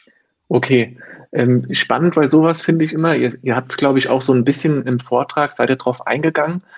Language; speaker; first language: German; native; German